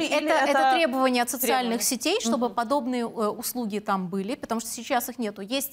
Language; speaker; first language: Russian; native; Russian